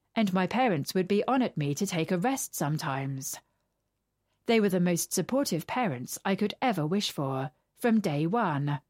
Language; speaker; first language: English; native; English